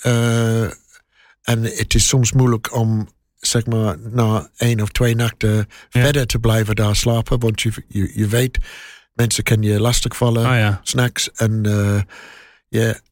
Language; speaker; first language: Dutch; non-native, learner; English